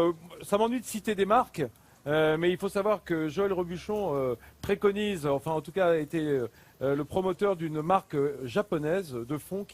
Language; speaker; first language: French; native; French